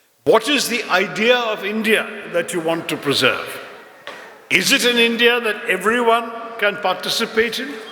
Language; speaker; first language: English; non-native, local second language; Malayalam